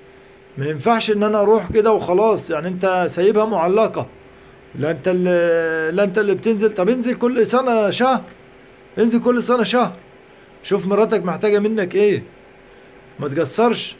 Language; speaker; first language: Arabic; native; Arabic